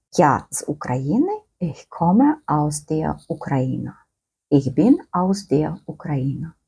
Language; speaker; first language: German; non-native, fluent; Ukrainian